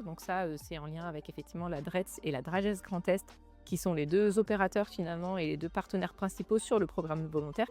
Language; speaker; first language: French; native; French